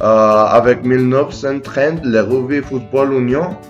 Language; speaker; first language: French; non-native, learner; Spanish